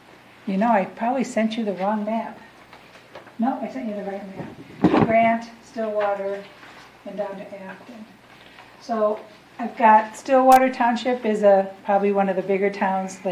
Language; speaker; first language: English; native; English